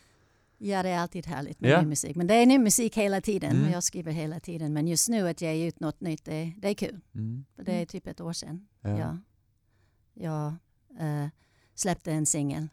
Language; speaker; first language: Swedish; non-native, fluent; English